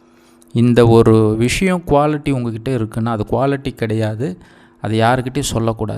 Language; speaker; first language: Tamil; native; Tamil